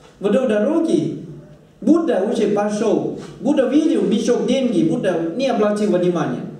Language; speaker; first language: Russian; non-native, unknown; Thai